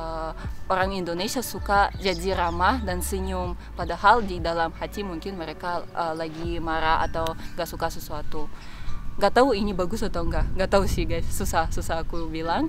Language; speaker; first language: Indonesian; non-native, fluent; Russian